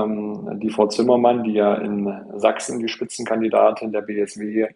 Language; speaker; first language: German; native; German